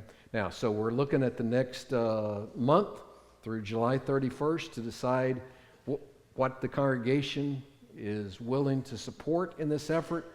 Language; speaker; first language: English; native; English